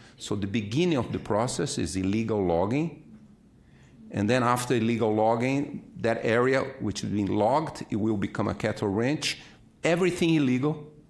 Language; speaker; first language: English; non-native, fluent; Portuguese